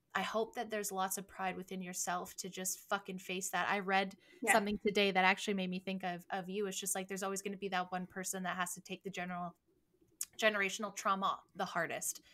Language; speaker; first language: English; native; English